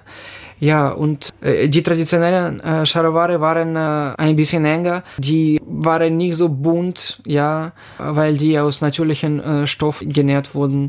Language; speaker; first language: German; non-native, fluent; Ukrainian